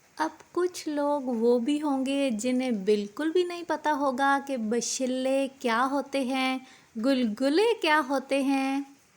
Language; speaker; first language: Urdu; non-native, local second language; Punjabi